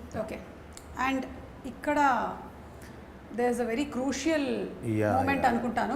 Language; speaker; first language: Telugu; native; Telugu